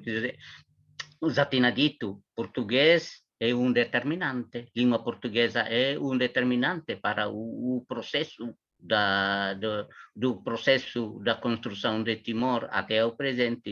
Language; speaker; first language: Portuguese; non-native, learner; Tetum